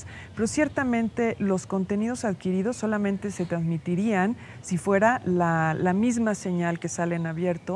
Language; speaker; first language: Spanish; native; Spanish